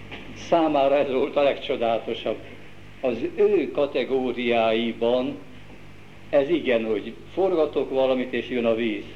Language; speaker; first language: Hungarian; native; Hungarian